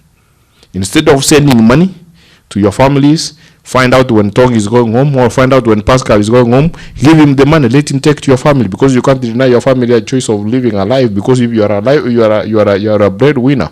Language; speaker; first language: English; non-native, local second language; Gusii